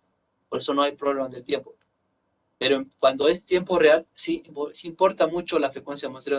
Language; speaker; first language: Spanish; native; Spanish